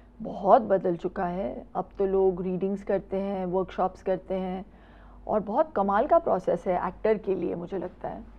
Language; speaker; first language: Hindi; non-native, local second language; Tulu